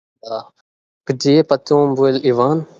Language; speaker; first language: Russian; non-native, learner; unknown